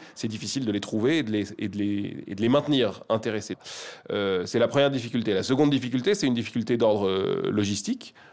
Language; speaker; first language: French; native; French